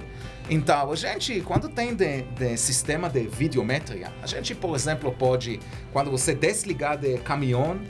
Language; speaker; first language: Portuguese; non-native, learner; Hebrew